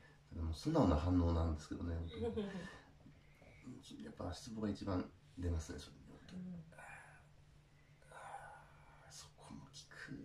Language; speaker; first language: Japanese; native; Japanese